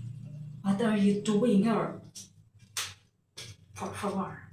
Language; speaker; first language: English; non-native, local second language; Filipino